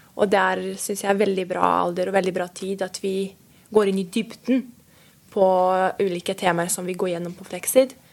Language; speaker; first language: Norwegian; non-native, fluent; Serbian